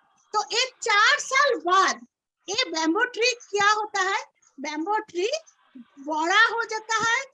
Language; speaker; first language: Hindi; non-native, local second language; Bangla